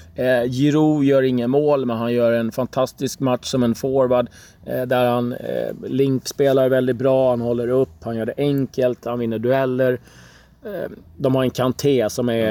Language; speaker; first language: Swedish; native; Swedish